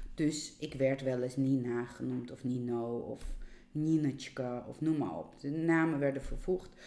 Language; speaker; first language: Dutch; non-native, fluent; Russian